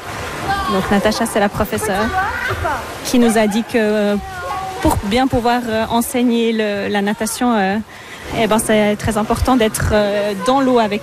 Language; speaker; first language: French; native; French